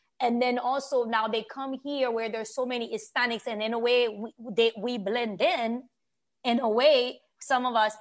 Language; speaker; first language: English; non-native, fluent; Haitian Creole